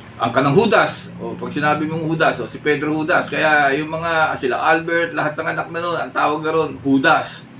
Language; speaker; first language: Filipino; native; Filipino